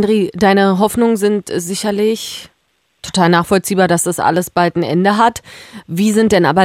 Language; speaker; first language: German; native; German